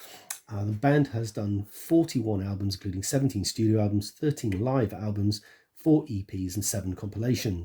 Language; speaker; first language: English; native; English